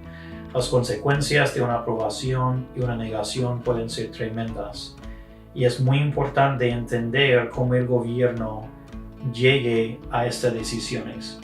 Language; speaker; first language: Spanish; non-native, fluent; English